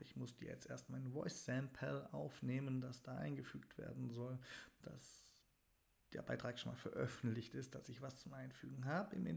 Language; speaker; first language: German; native; German